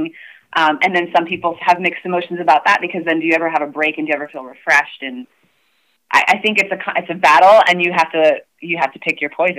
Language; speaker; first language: English; native; English